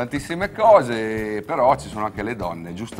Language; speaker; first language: Italian; native; Italian